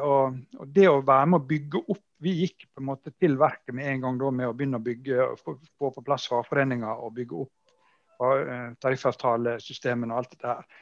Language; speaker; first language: Norwegian; native; Norwegian